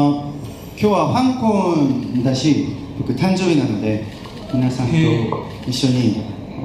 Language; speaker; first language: Japanese; non-native, learner; Korean